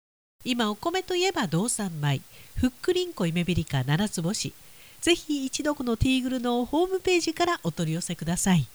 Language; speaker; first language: Japanese; native; Japanese